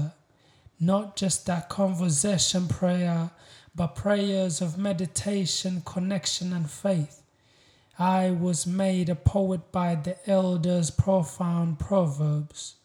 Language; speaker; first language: English; non-native, local second language; Kinyarwanda